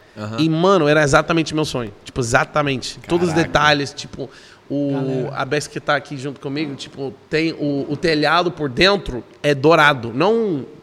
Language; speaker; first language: Portuguese; non-native, fluent; English